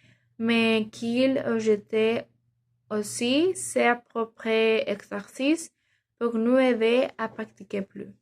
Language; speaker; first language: French; non-native, learner; Spanish